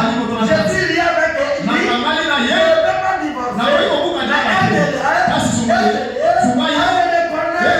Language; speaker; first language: French; non-native, local second language; Lingala